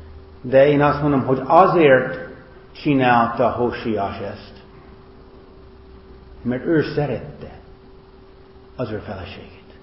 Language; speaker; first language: Hungarian; non-native, fluent; English